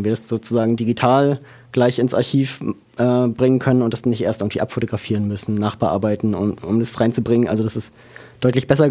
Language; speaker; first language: German; native; German